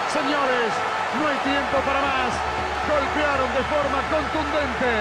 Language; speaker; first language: Spanish; native; Spanish